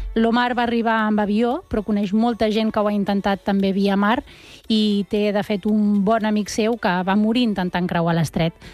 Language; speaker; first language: Catalan; native; Catalan